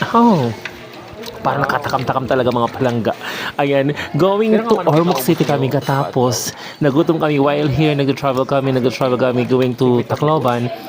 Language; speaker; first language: Filipino; non-native, local second language; Waray